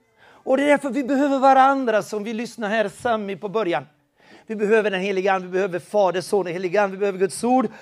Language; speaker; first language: Swedish; non-native, fluent; Spanish